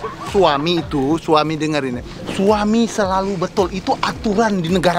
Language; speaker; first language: Indonesian; native; Indonesian